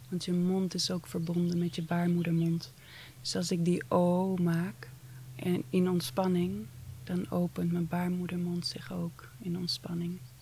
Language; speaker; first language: Dutch; early bilingual, other home language; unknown